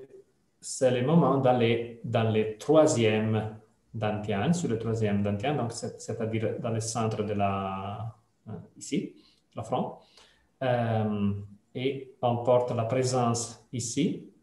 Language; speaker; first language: French; non-native, fluent; Italian